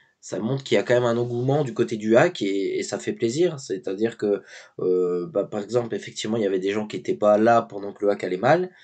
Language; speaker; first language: French; native; French